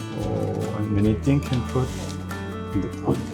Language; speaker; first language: English; non-native, learner; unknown